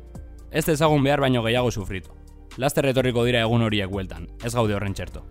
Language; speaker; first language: Basque; native; Basque